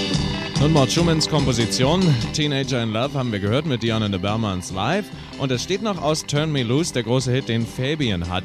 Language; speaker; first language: German; native; German